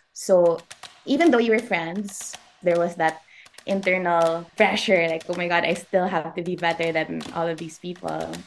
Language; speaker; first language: English; non-native, local second language; Cebuano